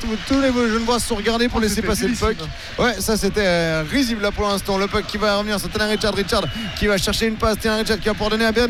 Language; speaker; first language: French; native; French